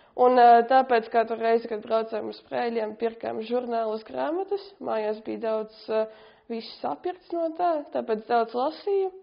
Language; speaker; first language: Latvian; native; Latvian